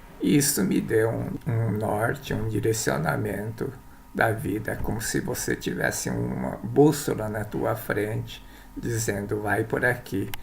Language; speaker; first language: Portuguese; early bilingual, other home language; Japanese